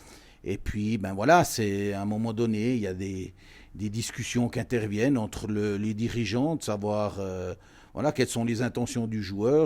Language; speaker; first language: French; native; French